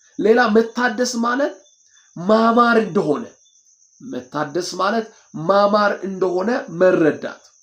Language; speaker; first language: Amharic; non-native, local second language; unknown